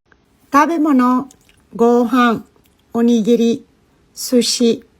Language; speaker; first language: Japanese; non-native, fluent; Filipino